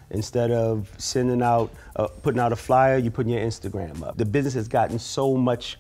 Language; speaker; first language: English; native; English